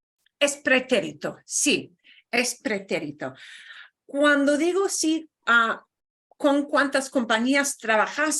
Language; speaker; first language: Spanish; non-native, fluent; English